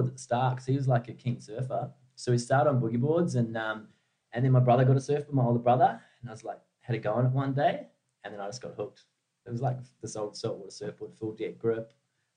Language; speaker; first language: English; native; English